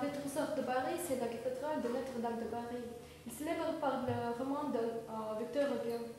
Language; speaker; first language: French; non-native, learner; Russian